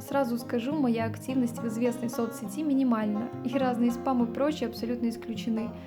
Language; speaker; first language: Russian; native; Russian